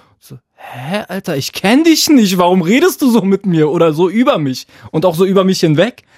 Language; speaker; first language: German; early bilingual, other home language; Arabic